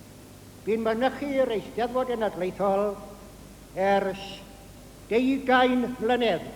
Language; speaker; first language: Welsh; native; Welsh